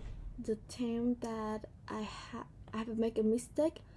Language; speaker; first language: English; non-native, learner; Vietnamese